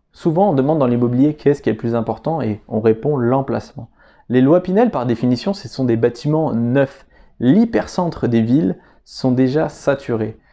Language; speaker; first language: French; native; French